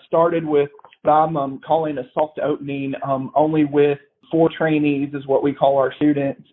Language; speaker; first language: English; native; English